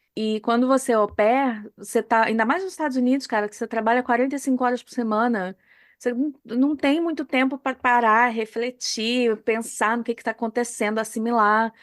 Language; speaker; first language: Portuguese; native; Portuguese